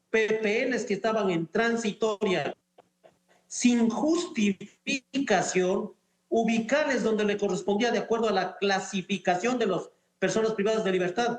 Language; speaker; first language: Spanish; native; Spanish